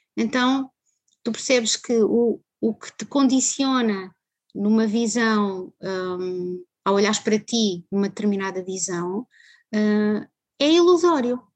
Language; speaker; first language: Portuguese; native; Portuguese